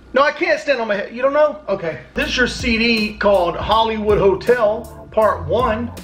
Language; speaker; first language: English; native; English